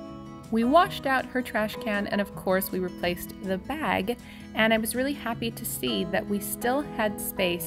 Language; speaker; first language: English; native; English